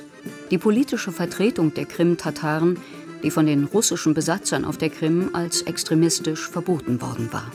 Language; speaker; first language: German; native; German